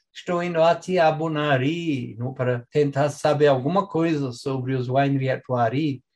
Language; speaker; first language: Portuguese; non-native, fluent; English